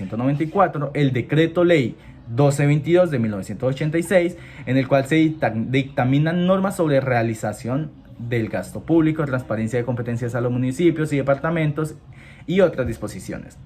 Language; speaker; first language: Spanish; native; Spanish